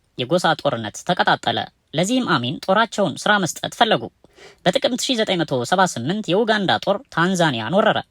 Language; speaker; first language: Amharic; native; Amharic